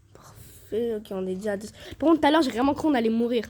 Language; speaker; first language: French; native; French